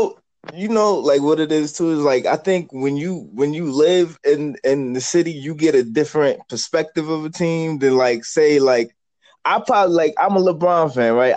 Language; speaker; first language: English; native; English